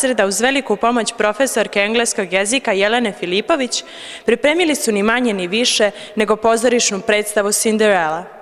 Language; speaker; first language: Bosnian; native; Bosnian